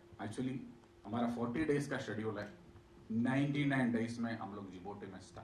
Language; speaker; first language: Hindi; non-native, local second language; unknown